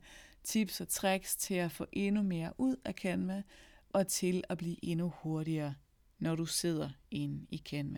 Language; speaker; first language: Danish; native; Danish